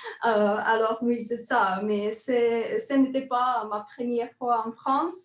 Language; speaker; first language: French; non-native, fluent; Czech